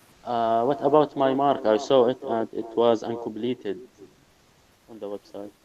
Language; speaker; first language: English; non-native, fluent; Arabic